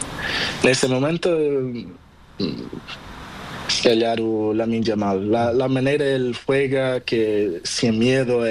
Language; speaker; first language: Spanish; non-native, learner; Portuguese